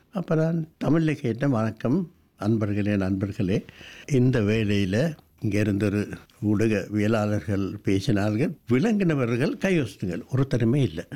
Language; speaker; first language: Tamil; non-native, local second language; Sinhala